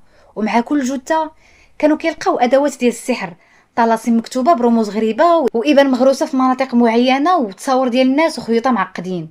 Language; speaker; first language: Arabic; native; Arabic